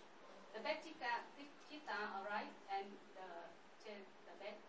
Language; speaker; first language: English; non-native, learner; Vietnamese